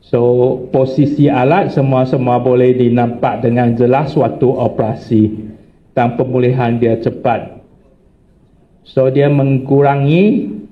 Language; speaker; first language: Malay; non-native, local second language; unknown